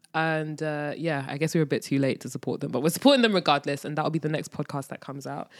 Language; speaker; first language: English; native; English